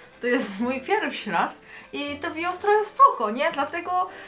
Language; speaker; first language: Polish; non-native, learner; Korean